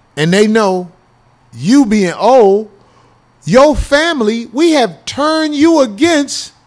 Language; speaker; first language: English; native; English